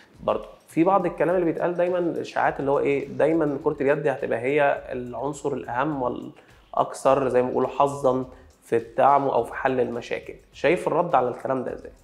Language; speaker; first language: Arabic; native; Arabic